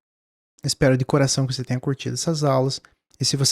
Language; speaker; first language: Portuguese; native; Portuguese